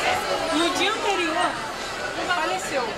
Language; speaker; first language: Portuguese; native; Portuguese